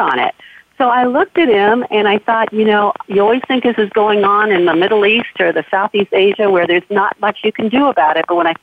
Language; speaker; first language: English; native; English